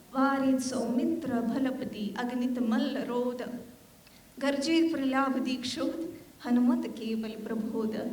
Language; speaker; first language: Hindi; non-native, fluent; Armenian